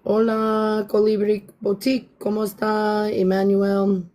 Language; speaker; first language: Spanish; non-native, learner; English